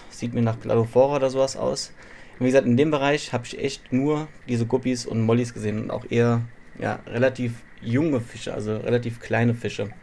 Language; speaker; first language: German; native; German